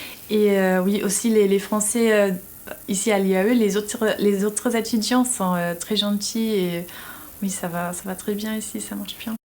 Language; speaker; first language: French; non-native, fluent; German